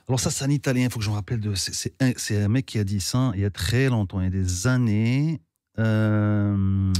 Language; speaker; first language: French; non-native, local second language; Arabic